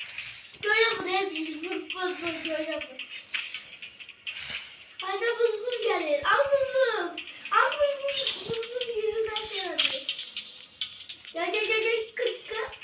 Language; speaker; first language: Turkish; non-native, learner; Azerbaijani